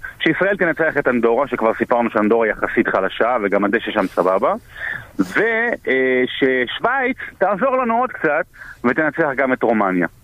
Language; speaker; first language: Hebrew; native; Hebrew